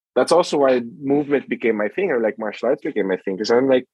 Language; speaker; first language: English; non-native, local second language; Filipino